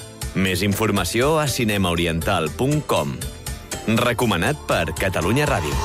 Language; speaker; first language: Spanish; non-native, fluent; English